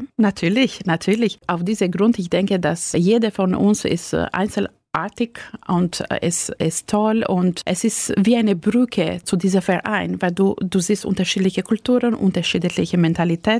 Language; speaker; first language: German; non-native, fluent; Albanian